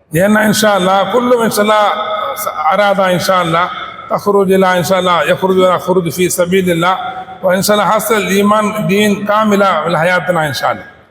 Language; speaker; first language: Arabic; non-native, learner; Indonesian